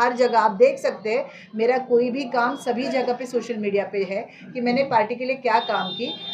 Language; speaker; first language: Hindi; non-native, local second language; Marathi